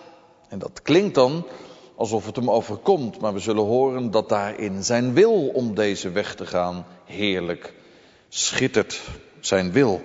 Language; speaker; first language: Dutch; native; Dutch